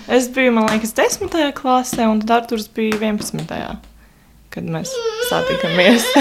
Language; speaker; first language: Latvian; non-native, local second language; Russian